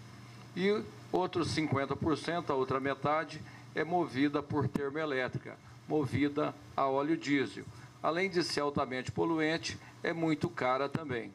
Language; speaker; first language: Portuguese; native; Portuguese